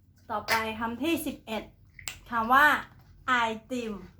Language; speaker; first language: Thai; non-native, fluent; Khmer